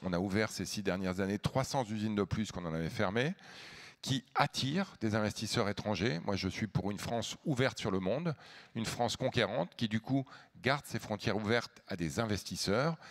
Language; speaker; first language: French; native; French